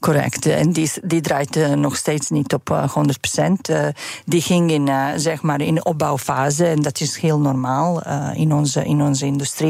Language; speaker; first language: Dutch; non-native, fluent; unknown